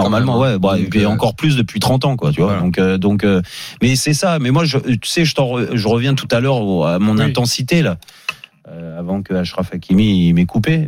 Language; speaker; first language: French; native; French